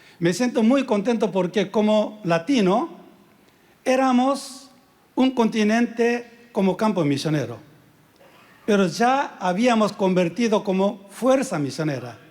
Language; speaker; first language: Spanish; non-native, fluent; Korean